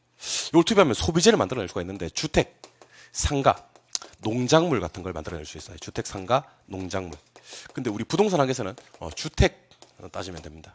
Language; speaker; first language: Korean; native; Korean